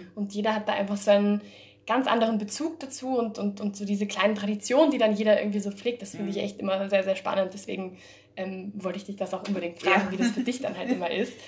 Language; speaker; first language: German; early bilingual, heritage; German